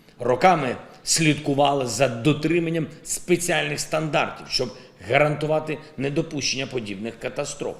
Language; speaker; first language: Ukrainian; non-native, local second language; Russian